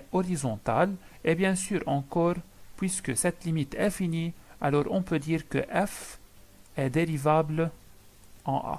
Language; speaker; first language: French; non-native, local second language; Arabic